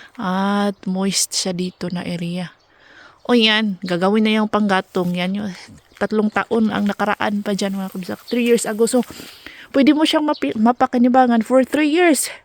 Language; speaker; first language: Filipino; non-native, local second language; Cebuano